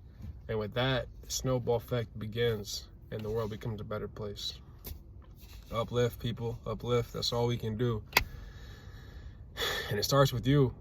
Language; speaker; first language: English; native; English